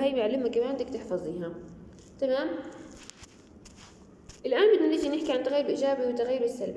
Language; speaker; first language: Arabic; native; Arabic